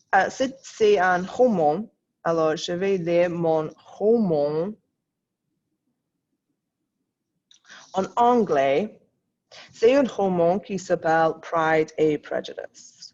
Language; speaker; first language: French; non-native, fluent; English